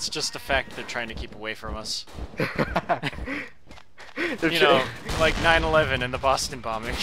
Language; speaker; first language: English; native; English